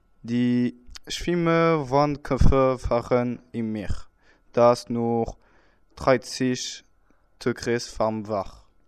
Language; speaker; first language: German; non-native, learner; French